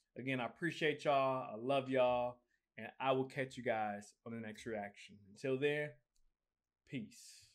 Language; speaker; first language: English; native; English